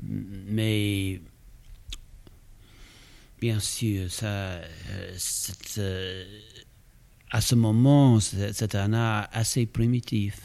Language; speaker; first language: French; non-native, fluent; English